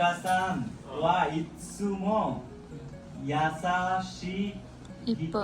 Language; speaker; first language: Japanese; non-native, learner; Bangla